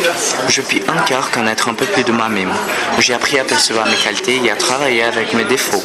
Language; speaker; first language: French; non-native, fluent; Portuguese